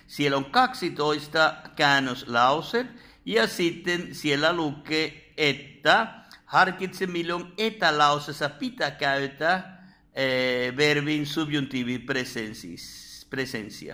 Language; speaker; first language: Finnish; non-native, fluent; Spanish